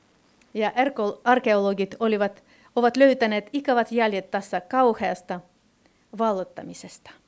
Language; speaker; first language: Finnish; non-native, fluent; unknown